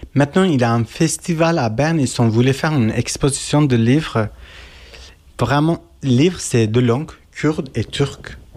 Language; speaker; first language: French; non-native, learner; Kurdish